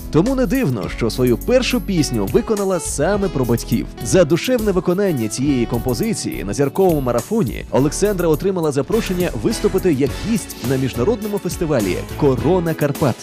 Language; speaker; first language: Ukrainian; native; Ukrainian